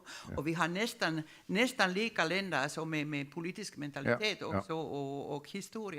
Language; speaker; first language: Swedish; non-native, local second language; Finnish